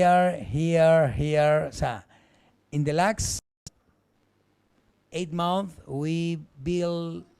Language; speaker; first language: English; non-native, learner; Spanish